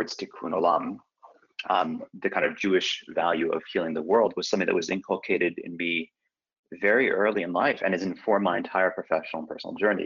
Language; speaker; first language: English; native; English